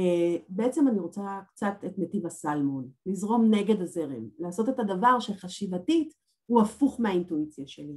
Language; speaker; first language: Hebrew; native; Hebrew